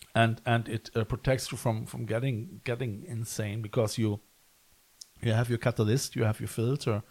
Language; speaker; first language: English; non-native, fluent; German